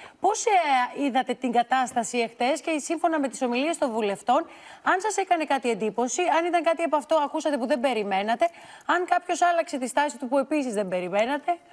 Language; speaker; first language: Greek; native; Greek